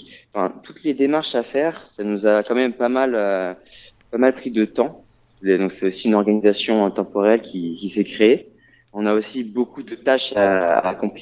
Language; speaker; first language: French; native; French